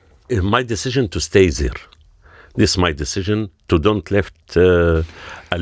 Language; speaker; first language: English; non-native, learner; Arabic